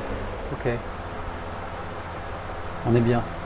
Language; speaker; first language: French; native; French